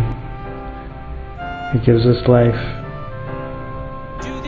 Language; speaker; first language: English; native; English